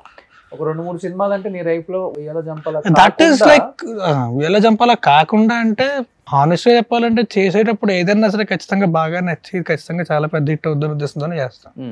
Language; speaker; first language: Telugu; native; Telugu